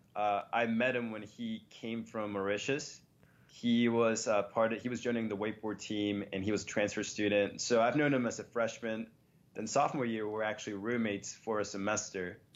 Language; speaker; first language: English; early bilingual, other home language; Spanish